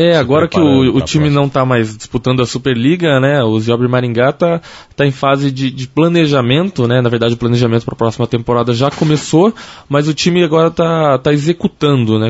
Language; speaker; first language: Portuguese; native; Portuguese